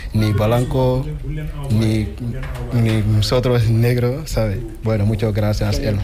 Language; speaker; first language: Spanish; non-native, learner; Wolof